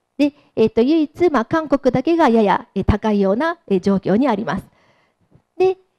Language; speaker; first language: Japanese; native; Japanese